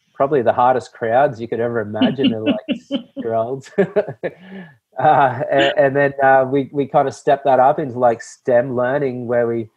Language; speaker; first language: English; native; English